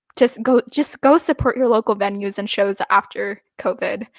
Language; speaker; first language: English; non-native, fluent; Punjabi